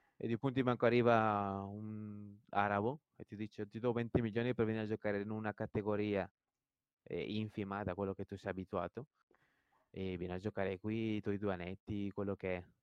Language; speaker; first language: Italian; native; Italian